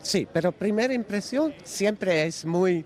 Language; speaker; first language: Spanish; non-native, learner; Dutch